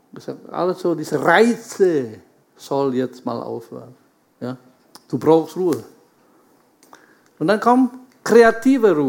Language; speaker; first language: German; non-native, fluent; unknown